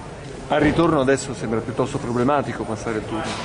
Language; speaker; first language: Italian; native; Italian